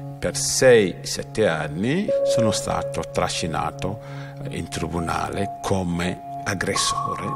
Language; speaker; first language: Italian; non-native, fluent; Wolof